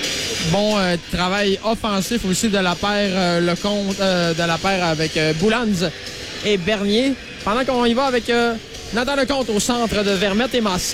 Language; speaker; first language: French; native; French